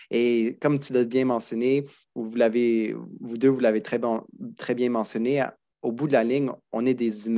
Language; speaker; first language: French; native; French